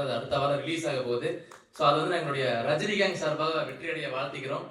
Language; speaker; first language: Tamil; native; Tamil